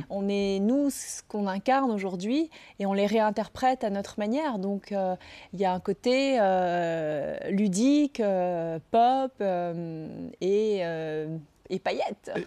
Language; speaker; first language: French; native; French